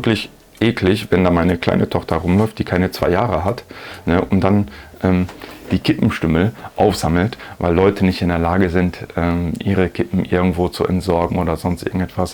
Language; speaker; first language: German; native; German